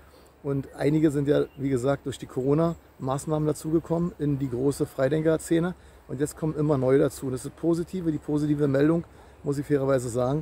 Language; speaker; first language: German; native; German